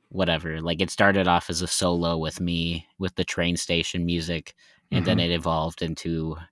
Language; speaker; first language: English; native; English